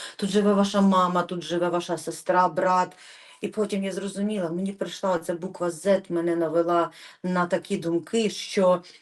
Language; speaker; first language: Ukrainian; native; Ukrainian